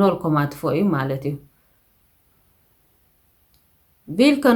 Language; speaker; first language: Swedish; non-native, fluent; Tigrinya